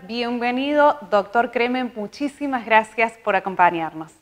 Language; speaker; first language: Spanish; native; Spanish